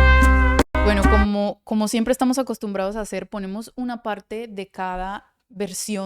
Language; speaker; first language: Spanish; native; Spanish